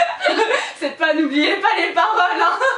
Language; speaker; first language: French; native; French